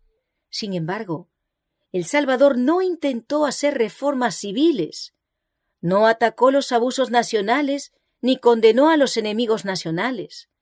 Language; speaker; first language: Spanish; native; Spanish